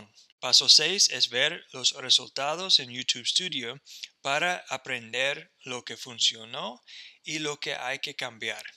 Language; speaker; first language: Spanish; non-native, fluent; English